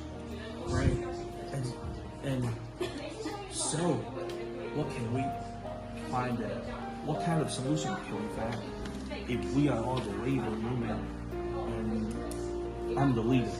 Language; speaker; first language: English; non-native, fluent; Chinese